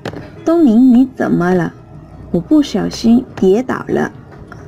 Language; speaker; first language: Chinese; non-native, fluent; Vietnamese